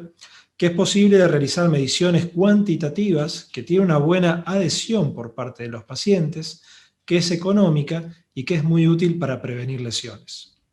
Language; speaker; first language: Spanish; native; Spanish